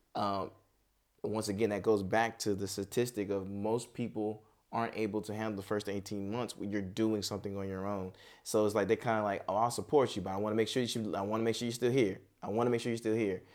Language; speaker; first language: English; native; English